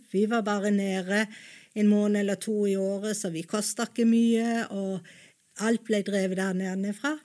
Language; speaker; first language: Norwegian; native; Norwegian